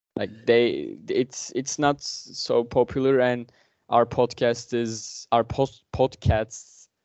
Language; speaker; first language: English; non-native, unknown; Turkish